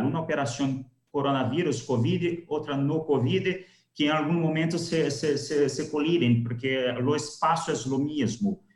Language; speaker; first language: Spanish; non-native, learner; Portuguese